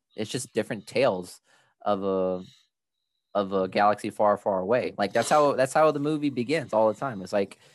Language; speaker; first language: English; early bilingual, other home language; Spanish